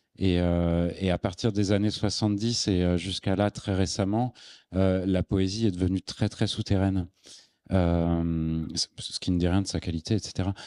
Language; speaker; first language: French; native; French